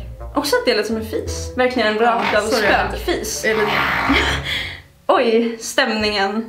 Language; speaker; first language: Swedish; native; Swedish